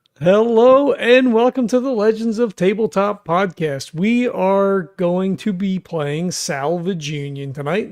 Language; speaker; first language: English; native; English